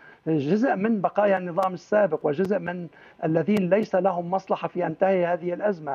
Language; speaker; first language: Arabic; native; Arabic